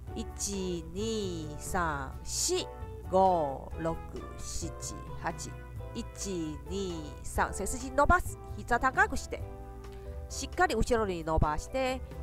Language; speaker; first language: Japanese; non-native, fluent; Chinese